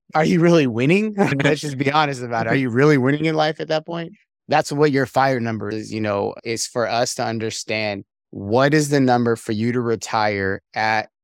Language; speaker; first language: English; native; English